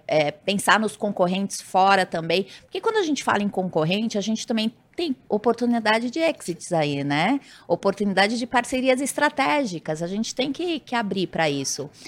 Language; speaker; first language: Portuguese; native; Portuguese